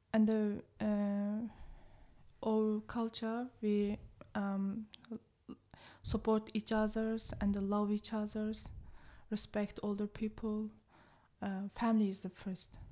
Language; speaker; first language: English; non-native, learner; Chinese